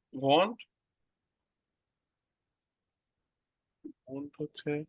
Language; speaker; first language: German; non-native, learner; Bangla